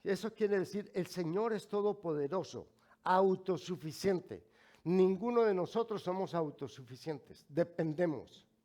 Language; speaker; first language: Spanish; native; Spanish